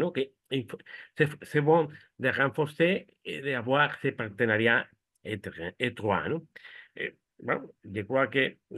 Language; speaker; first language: French; non-native, fluent; Spanish